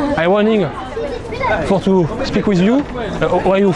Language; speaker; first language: English; non-native, learner; French